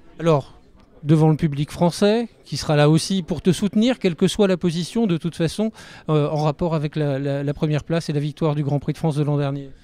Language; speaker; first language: French; native; French